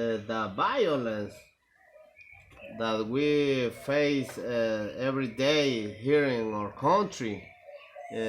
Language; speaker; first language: English; non-native, learner; Spanish